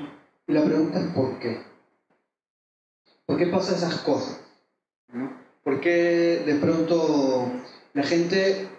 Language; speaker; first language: Spanish; native; Spanish